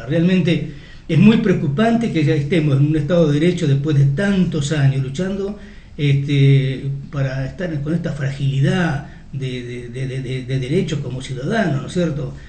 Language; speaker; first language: Spanish; native; Spanish